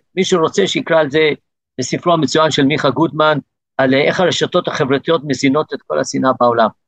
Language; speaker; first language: Hebrew; early bilingual, other home language; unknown